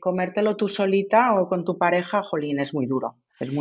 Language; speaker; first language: Spanish; native; Spanish